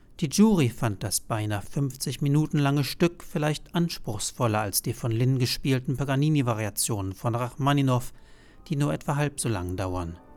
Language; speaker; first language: German; native; German